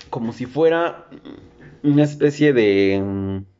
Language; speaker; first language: Spanish; native; Spanish